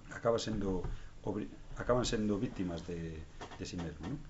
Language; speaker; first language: Spanish; non-native, local second language; Galician